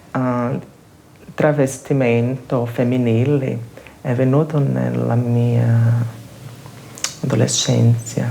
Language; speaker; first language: Italian; non-native, fluent; Portuguese